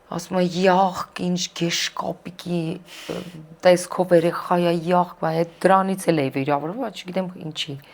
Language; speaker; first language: Armenian; early bilingual, heritage; Armenian